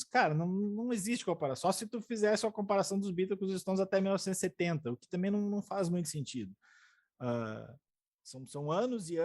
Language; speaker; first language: Portuguese; native; Portuguese